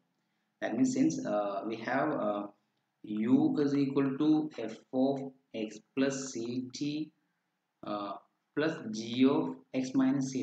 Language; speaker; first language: English; non-native, local second language; Malayalam